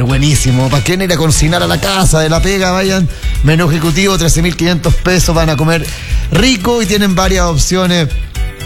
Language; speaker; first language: Spanish; native; Spanish